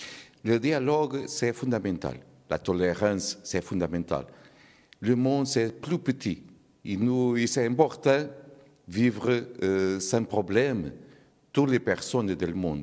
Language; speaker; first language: French; non-native, learner; Portuguese